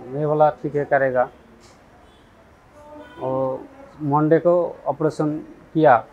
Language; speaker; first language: Hindi; non-native, local second language; Bangla